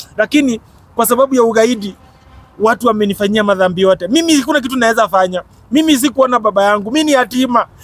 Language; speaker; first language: Swahili; native; Swahili